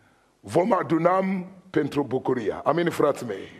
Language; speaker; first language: Romanian; non-native, fluent; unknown